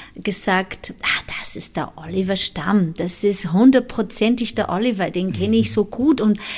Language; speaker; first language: German; non-native, fluent; Portuguese